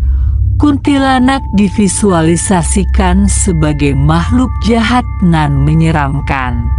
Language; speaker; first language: Indonesian; native; Indonesian